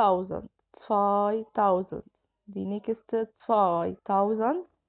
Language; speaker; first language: German; non-native, fluent; Arabic